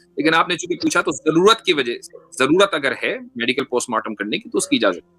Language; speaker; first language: Urdu; native; Urdu